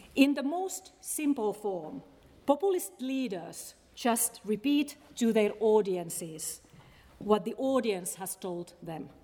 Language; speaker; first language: English; non-native, fluent; Finnish